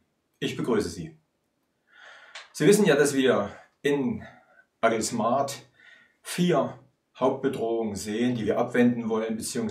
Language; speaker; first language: German; native; German